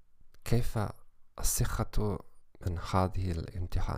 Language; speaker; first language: Arabic; non-native, learner; German